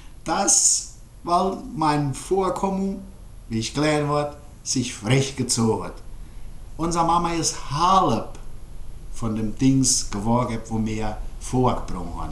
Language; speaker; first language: German; early bilingual, heritage; German